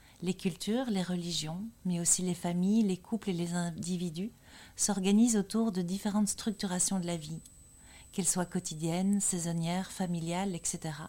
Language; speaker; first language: French; native; French